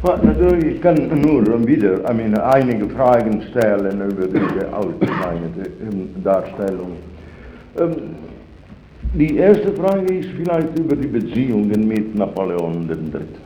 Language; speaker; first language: German; non-native, fluent; Italian